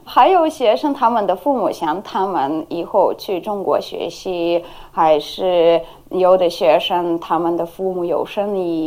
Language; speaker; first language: Chinese; non-native, learner; Ukrainian